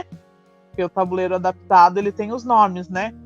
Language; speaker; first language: Portuguese; native; Portuguese